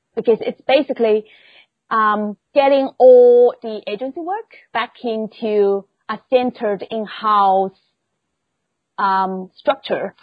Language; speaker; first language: English; non-native, fluent; Chinese